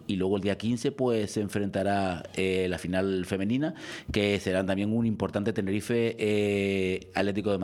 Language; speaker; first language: Spanish; native; Spanish